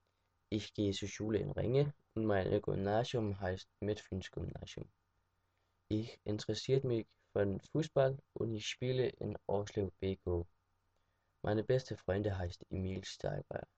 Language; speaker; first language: German; non-native, learner; Danish